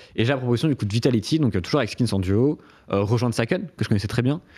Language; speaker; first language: French; native; French